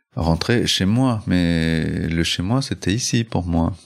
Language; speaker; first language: French; early bilingual, other home language; Spanish